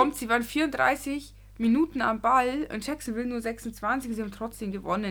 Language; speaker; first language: German; native; German